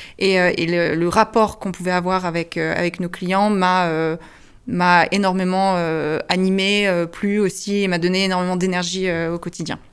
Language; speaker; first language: French; early bilingual, heritage; French